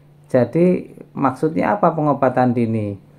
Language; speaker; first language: Indonesian; native; Indonesian